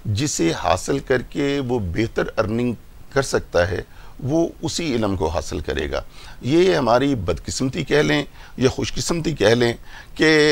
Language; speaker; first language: Urdu; non-native, local second language; Punjabi